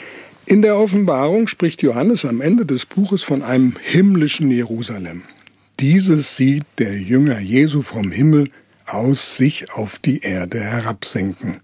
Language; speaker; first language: German; native; German